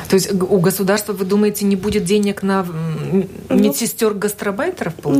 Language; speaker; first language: Russian; native; Russian